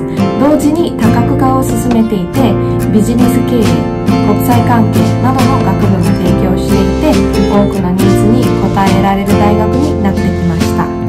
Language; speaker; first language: Japanese; non-native, fluent; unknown